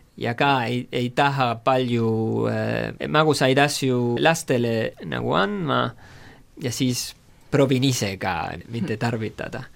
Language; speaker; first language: Estonian; non-native, fluent; Spanish